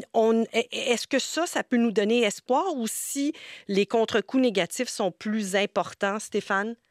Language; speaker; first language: French; native; French